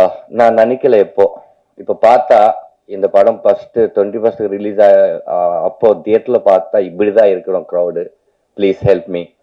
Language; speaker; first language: Tamil; non-native, learner; Telugu